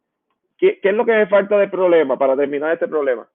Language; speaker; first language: Spanish; native; Spanish